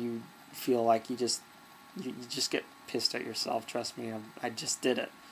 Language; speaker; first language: English; native; English